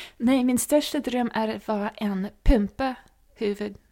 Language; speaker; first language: Swedish; non-native, fluent; English